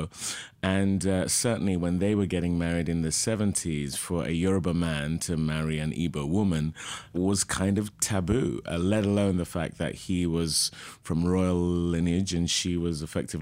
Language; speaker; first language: English; native; English